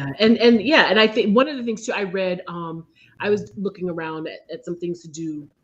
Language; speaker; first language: English; native; English